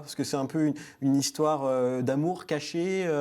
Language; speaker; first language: French; native; French